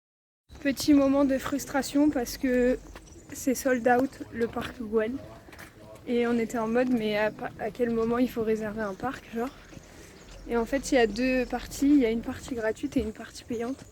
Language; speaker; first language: French; native; French